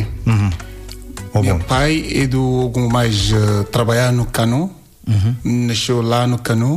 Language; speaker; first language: Portuguese; non-native, learner; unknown